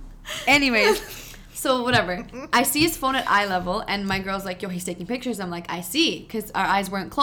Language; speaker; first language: English; native; English